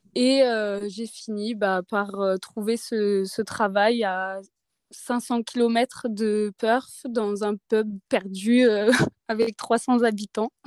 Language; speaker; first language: French; native; French